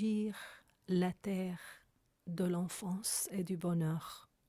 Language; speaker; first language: French; non-native, fluent; Arabic